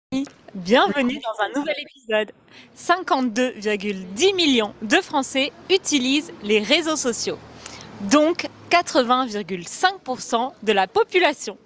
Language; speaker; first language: French; native; French